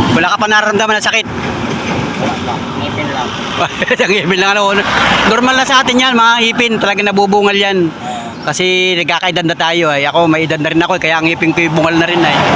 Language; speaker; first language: Filipino; native; Filipino